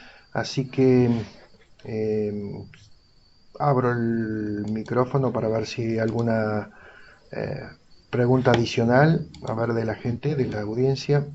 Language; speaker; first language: Spanish; native; Spanish